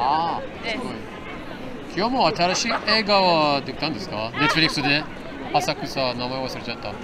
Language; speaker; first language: Japanese; non-native, learner; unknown